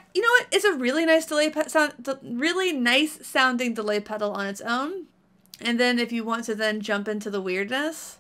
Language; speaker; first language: English; native; English